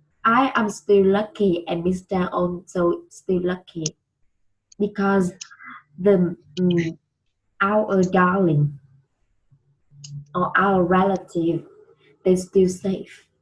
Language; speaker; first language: English; non-native, learner; Vietnamese